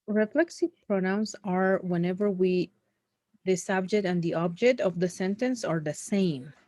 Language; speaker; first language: English; non-native, fluent; Spanish